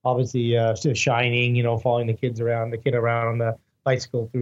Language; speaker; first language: English; native; English